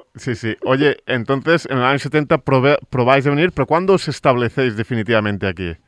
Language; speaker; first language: Spanish; non-native, local second language; Catalan